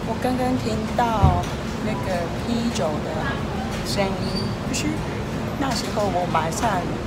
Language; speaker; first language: Chinese; non-native, fluent; Japanese